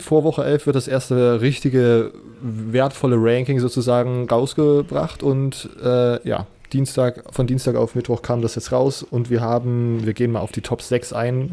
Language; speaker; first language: German; native; German